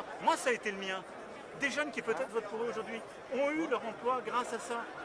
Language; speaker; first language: French; native; French